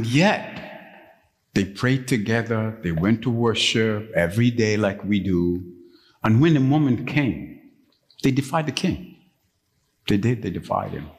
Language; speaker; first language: English; non-native, local second language; Ganda